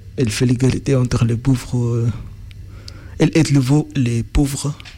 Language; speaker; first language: French; non-native, learner; Arabic